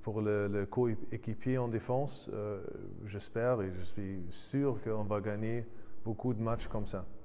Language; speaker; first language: French; non-native, fluent; German